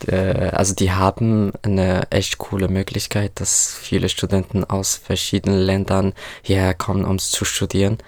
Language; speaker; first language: German; non-native, fluent; Arabic